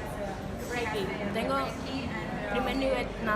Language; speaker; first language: Spanish; native; Spanish